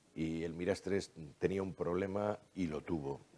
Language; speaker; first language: Spanish; native; Spanish